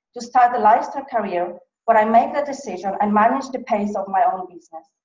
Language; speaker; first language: English; non-native, fluent; Polish